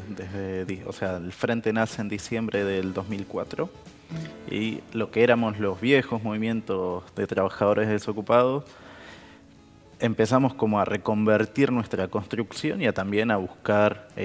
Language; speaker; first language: Spanish; native; Spanish